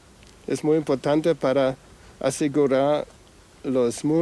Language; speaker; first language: Spanish; non-native, fluent; German